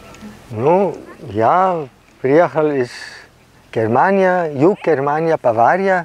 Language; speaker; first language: Russian; non-native, learner; German